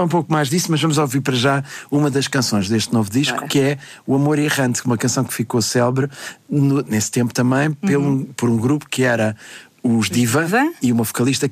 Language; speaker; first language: Portuguese; native; Portuguese